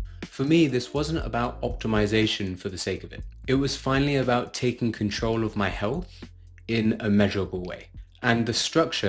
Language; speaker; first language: English; native; English